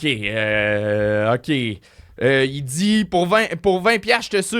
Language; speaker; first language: French; native; French